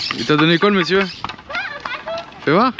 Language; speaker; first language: French; native; French